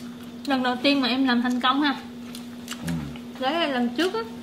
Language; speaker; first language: Vietnamese; native; Vietnamese